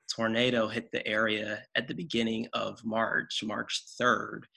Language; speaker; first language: English; native; English